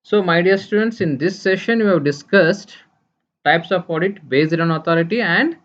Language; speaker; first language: English; non-native, local second language; Kannada